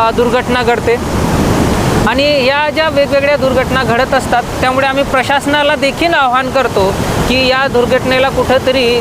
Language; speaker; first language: Marathi; non-native, local second language; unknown